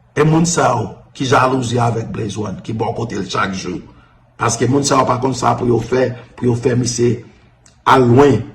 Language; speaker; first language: Haitian Creole; early bilingual, heritage; Haitian Creole